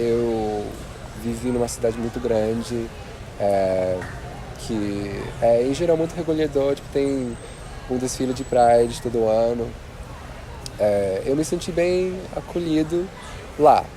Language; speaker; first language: Portuguese; non-native, fluent; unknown